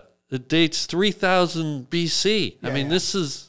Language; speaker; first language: English; native; English